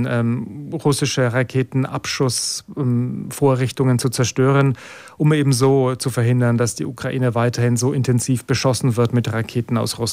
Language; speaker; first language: German; native; German